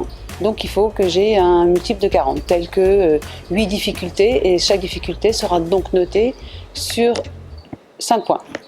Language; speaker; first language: French; native; French